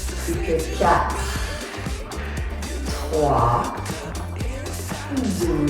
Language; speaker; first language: French; native; French